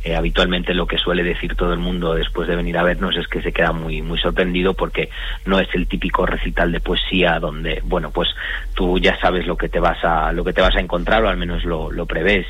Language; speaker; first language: Spanish; early bilingual, other home language; Romanian